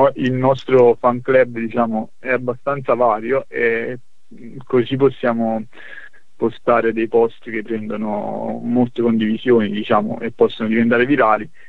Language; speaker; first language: Italian; native; Italian